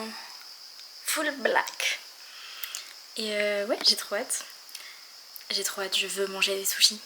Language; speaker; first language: French; native; French